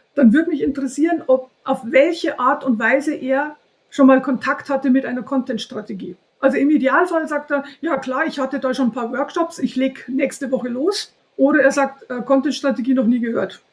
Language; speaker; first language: German; native; German